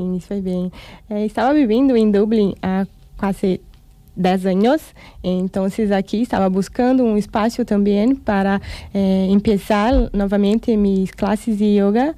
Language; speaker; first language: Spanish; non-native, learner; Portuguese